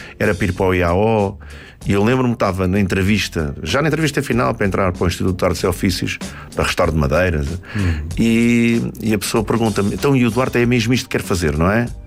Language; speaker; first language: Portuguese; native; Portuguese